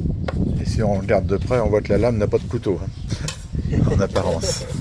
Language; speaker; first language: French; native; French